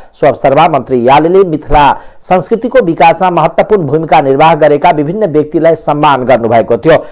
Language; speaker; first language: Nepali; non-native, local second language; Maithili